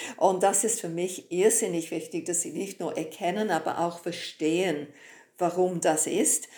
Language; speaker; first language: German; non-native, fluent; English